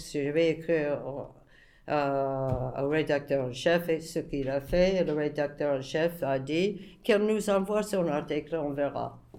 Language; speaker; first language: French; non-native, fluent; English